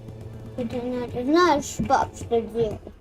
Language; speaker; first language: Russian; native; Russian